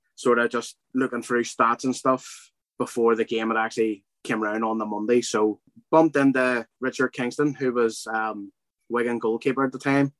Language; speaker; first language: English; native; English